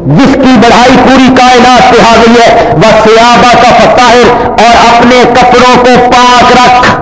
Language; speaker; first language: Urdu; non-native, local second language; Punjabi